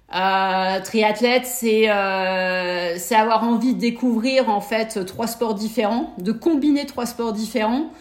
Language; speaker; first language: French; native; French